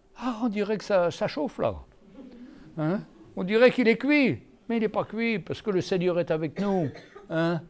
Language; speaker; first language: French; native; French